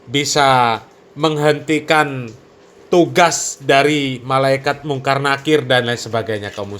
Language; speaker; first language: Indonesian; native; Indonesian